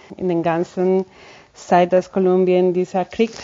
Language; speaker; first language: German; non-native, fluent; Spanish